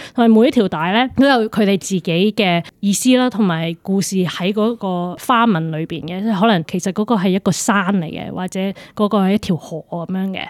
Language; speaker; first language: Cantonese; early bilingual, heritage; Cantonese